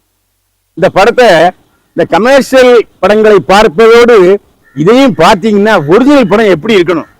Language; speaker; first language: Tamil; native; Tamil